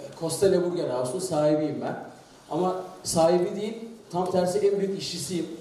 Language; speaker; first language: Turkish; native; Turkish